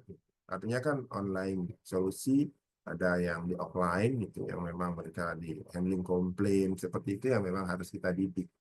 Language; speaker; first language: Indonesian; native; Indonesian